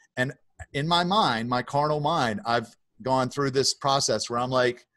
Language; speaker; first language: English; native; English